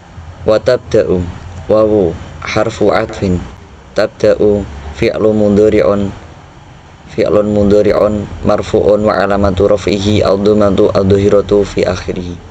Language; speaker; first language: Arabic; non-native, learner; Indonesian